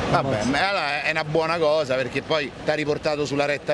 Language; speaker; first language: Italian; native; Italian